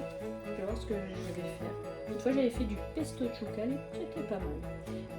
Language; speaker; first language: French; native; French